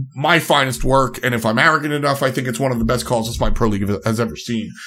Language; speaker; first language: English; native; English